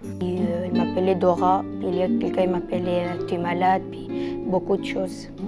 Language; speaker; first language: French; non-native, learner; Arabic